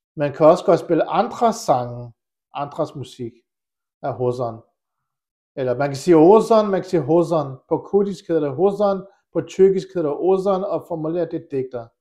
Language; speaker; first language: Danish; early bilingual, other home language; Kurdish